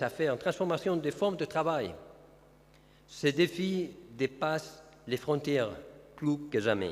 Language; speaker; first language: French; non-native, fluent; Spanish